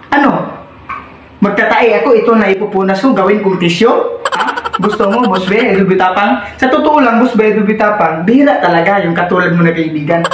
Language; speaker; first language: Filipino; non-native, local second language; Cebuano